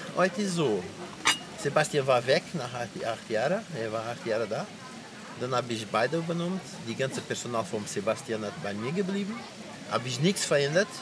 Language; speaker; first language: German; non-native, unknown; Portuguese